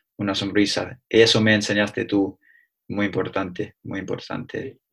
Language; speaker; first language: Spanish; non-native, learner; English